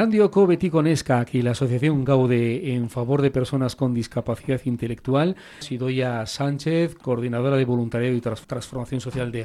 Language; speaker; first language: Spanish; native; Spanish